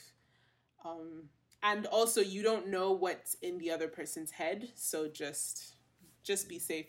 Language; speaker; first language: English; non-native, local second language; Yoruba